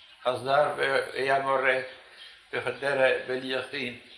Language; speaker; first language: Hebrew; non-native, fluent; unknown